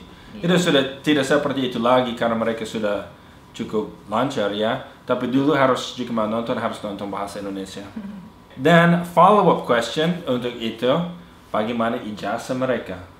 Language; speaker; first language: Indonesian; non-native, fluent; English